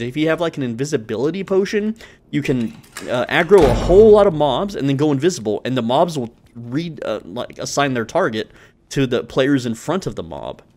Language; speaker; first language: English; native; English